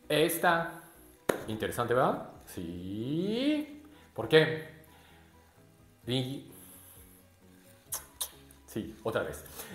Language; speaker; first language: Spanish; non-native, learner; Japanese